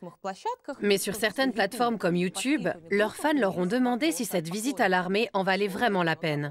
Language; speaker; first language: French; native; French